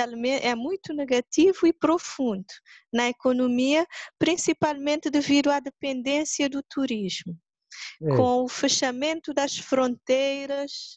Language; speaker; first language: Portuguese; non-native, local second language; Kabuverdianu